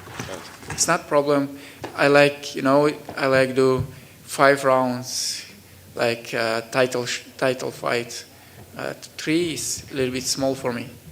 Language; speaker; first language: English; non-native, learner; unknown